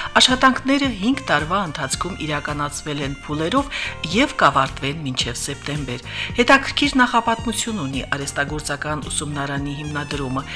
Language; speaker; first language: Armenian; native; Armenian